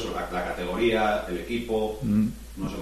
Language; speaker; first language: Spanish; native; Spanish